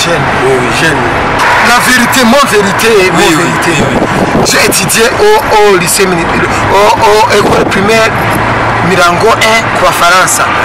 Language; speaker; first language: French; non-native, learner; Rundi